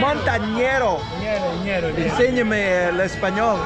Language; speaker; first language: Spanish; non-native, learner; English